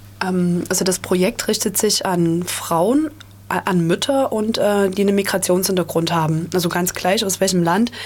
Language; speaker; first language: German; native; German